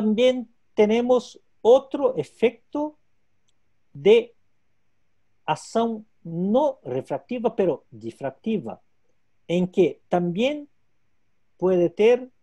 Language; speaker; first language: Spanish; non-native, local second language; Portuguese